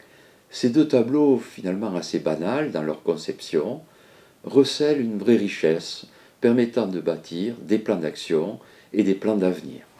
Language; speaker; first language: French; native; French